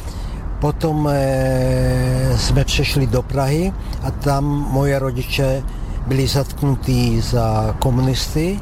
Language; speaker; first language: Czech; non-native, local second language; Slovak